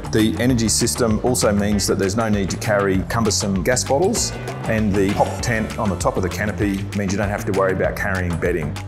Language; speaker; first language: English; native; English